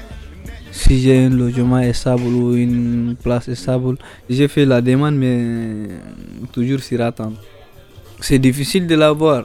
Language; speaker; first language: French; non-native, fluent; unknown